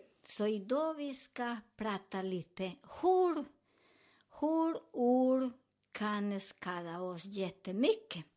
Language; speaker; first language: Swedish; non-native, fluent; Spanish